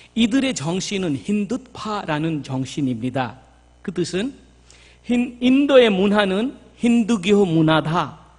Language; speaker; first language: Korean; non-native, fluent; Bangla